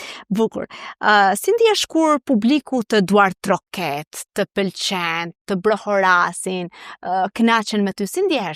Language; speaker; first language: Albanian; native; Albanian